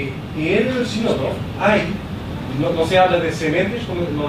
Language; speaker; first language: Spanish; non-native, learner; Portuguese